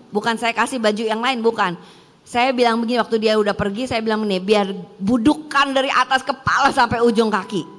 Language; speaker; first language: Indonesian; early bilingual, heritage; Indonesian